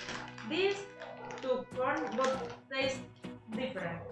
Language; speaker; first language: English; non-native, learner; Spanish